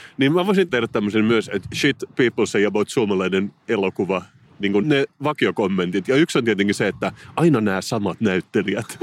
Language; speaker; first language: Finnish; non-native, local second language; Swedish